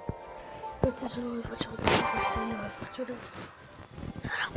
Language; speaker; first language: Italian; native; Italian